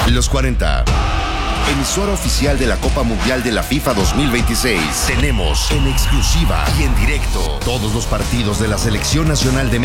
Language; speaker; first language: Spanish; native; Spanish